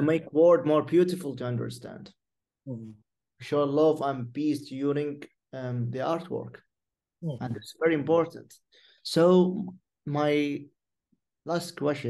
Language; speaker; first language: English; non-native, fluent; Arabic